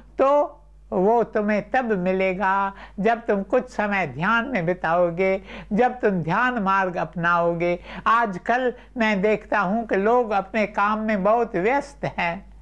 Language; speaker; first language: Urdu; non-native, local second language; Sindhi